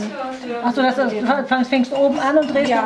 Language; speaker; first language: German; native; German